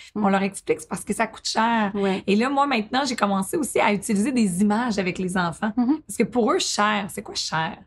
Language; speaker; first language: French; native; French